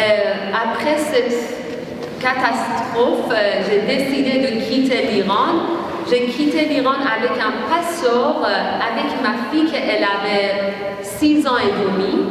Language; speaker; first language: French; non-native, learner; Persian